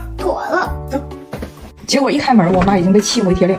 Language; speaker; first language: Chinese; native; Chinese